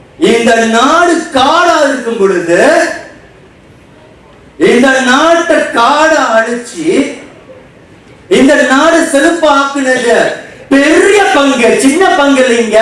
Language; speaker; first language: Tamil; native; Tamil